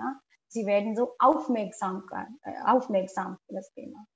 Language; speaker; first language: German; non-native, fluent; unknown